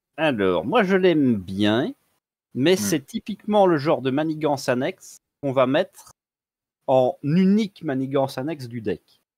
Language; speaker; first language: French; native; French